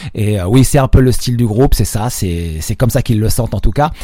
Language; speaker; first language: French; native; French